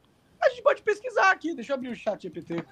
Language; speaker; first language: Portuguese; native; Portuguese